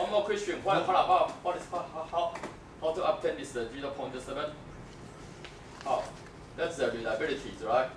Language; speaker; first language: English; non-native, learner; Chinese